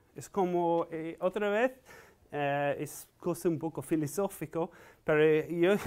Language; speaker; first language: Spanish; non-native, fluent; English